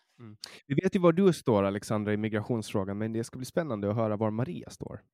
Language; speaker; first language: Swedish; native; Swedish